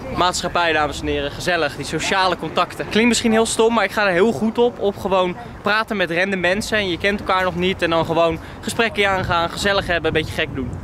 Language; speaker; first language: Dutch; native; Dutch